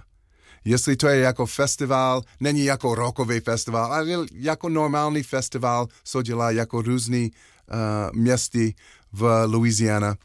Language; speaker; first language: Czech; non-native, fluent; English